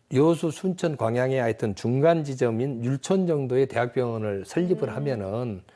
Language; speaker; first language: Korean; native; Korean